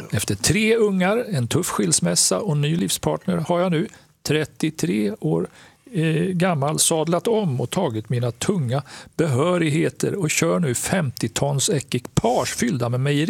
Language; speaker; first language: Swedish; native; Swedish